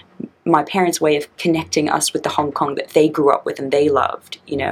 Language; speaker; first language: English; native; English